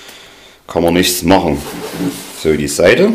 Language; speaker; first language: German; native; German